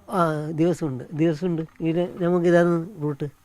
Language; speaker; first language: Malayalam; native; Malayalam